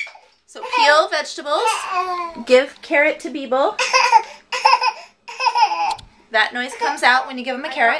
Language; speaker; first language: English; native; English